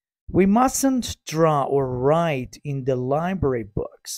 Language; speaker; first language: English; non-native, fluent; Persian